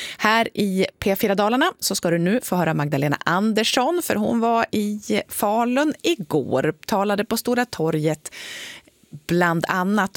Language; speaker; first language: Swedish; native; Swedish